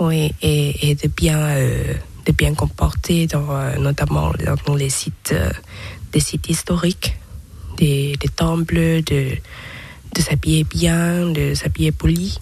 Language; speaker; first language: French; non-native, learner; Thai